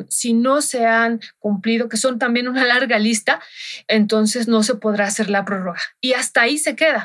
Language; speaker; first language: Spanish; native; Spanish